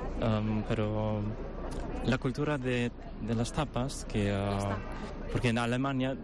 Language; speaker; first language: Spanish; non-native, fluent; German